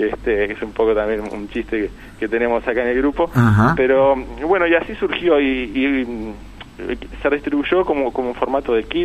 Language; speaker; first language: Spanish; native; Spanish